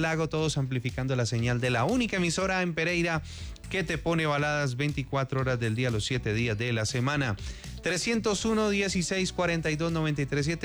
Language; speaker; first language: Spanish; native; Spanish